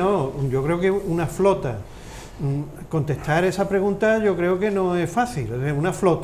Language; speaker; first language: Spanish; native; Spanish